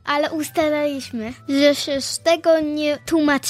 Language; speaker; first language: Polish; early bilingual, heritage; Polish